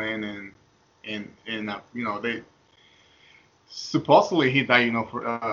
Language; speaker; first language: English; non-native, fluent; Spanish